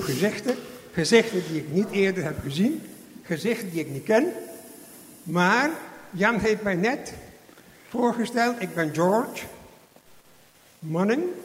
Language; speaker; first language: Dutch; non-native, fluent; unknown